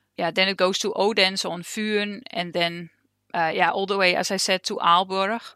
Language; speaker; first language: English; non-native, fluent; Dutch